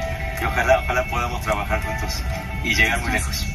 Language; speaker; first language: Spanish; native; Spanish